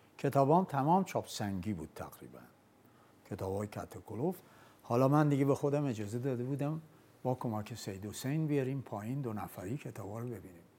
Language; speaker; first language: Persian; non-native, local second language; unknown